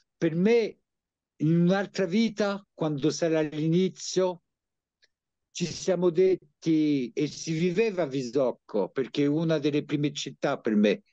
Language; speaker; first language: Italian; early bilingual, heritage; French